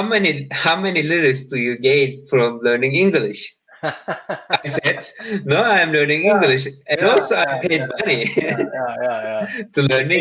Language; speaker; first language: English; non-native, learner; Turkish